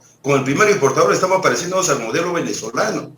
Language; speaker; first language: Spanish; native; Spanish